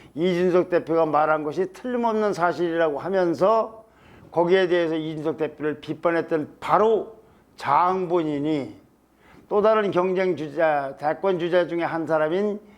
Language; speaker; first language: Korean; native; Korean